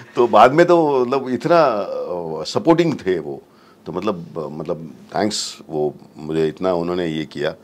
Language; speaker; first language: Hindi; non-native, local second language; Marathi